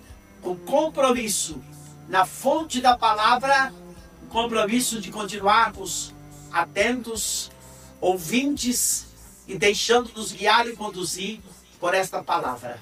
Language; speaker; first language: Portuguese; native; Portuguese